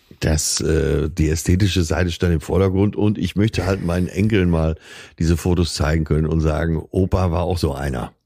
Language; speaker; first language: German; native; German